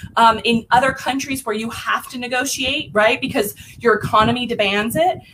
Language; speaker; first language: English; native; English